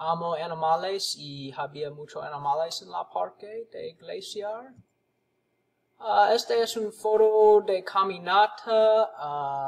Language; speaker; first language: Spanish; non-native, learner; English